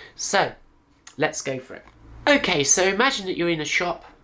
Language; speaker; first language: English; native; English